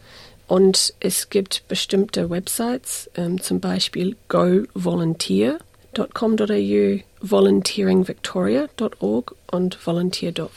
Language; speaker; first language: German; non-native, fluent; English